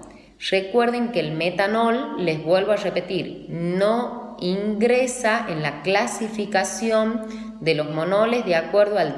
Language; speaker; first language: Spanish; native; Spanish